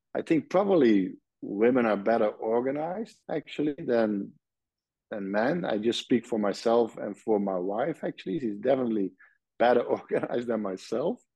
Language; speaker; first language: English; non-native, fluent; Dutch